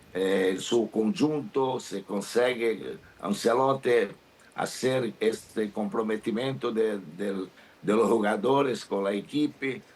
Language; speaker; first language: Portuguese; non-native, learner; Spanish